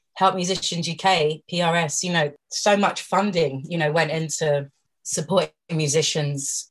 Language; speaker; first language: English; native; English